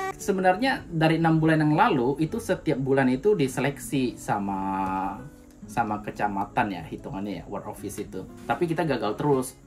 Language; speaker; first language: Indonesian; native; Indonesian